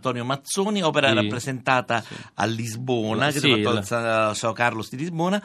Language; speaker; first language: Italian; native; Italian